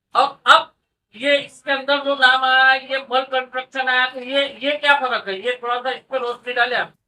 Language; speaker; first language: Hindi; non-native, local second language; Marathi